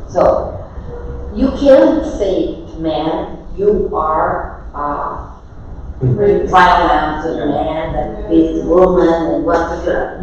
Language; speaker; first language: English; non-native, fluent; Portuguese